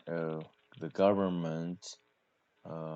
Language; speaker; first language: English; non-native, learner; Korean